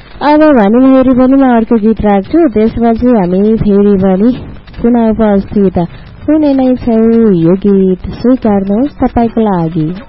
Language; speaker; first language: Nepali; native; Nepali